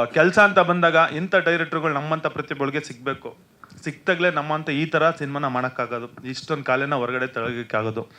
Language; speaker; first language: Kannada; native; Kannada